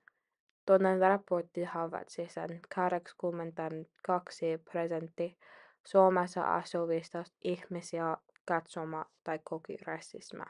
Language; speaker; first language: Finnish; non-native, learner; English